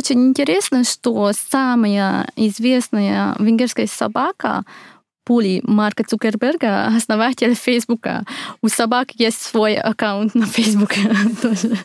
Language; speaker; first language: Russian; non-native, fluent; Hungarian